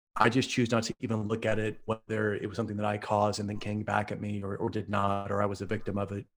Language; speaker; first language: English; native; English